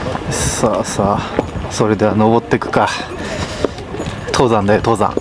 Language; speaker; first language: Japanese; native; Japanese